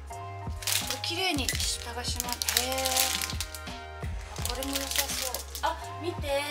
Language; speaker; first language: Japanese; native; Japanese